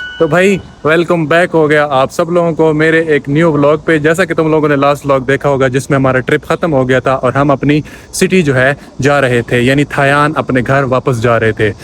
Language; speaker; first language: Urdu; non-native, local second language; Punjabi